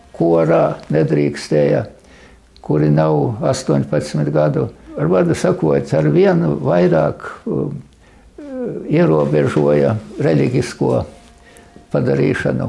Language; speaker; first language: Latvian; native; Latvian